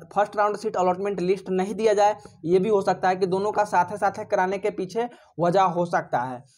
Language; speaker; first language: Hindi; native; Hindi